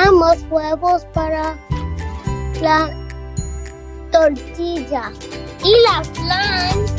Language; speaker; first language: Spanish; non-native, learner; English